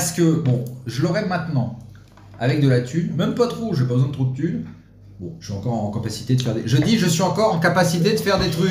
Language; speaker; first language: French; native; French